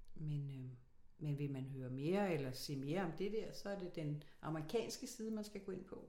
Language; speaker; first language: Danish; native; Danish